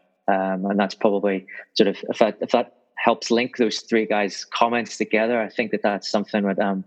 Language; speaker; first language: English; native; English